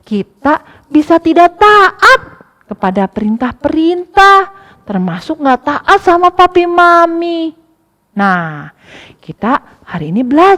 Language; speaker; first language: Indonesian; native; Indonesian